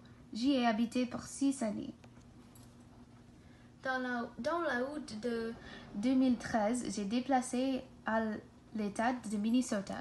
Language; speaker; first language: French; non-native, learner; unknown